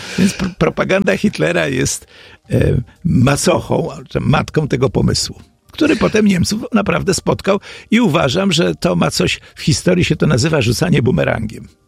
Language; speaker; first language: Polish; native; Polish